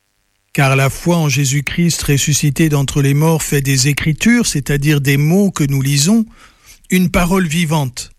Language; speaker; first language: French; native; French